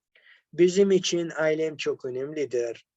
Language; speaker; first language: Turkish; non-native, learner; Arabic